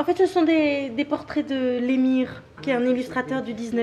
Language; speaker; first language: French; native; French